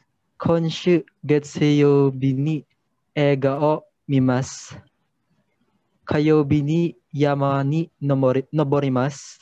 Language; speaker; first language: Japanese; non-native, learner; Filipino